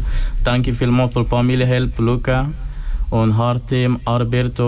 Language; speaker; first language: German; non-native, learner; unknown